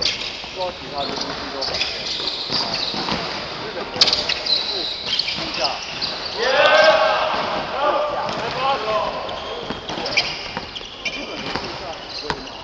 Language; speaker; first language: Chinese; non-native, local second language; Cantonese